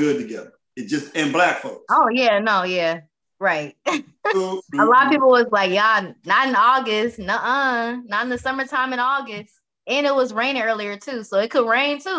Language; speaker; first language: English; native; English